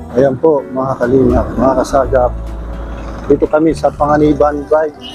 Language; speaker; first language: Filipino; non-native, local second language; Bikol